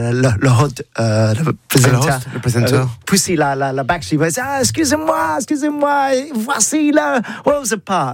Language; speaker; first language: French; non-native, learner; English